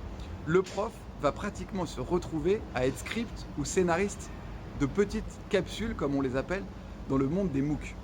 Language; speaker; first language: French; native; French